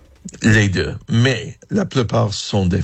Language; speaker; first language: French; non-native, fluent; English